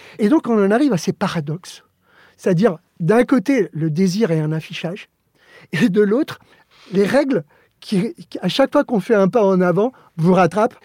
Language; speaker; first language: French; early bilingual, other home language; Spanish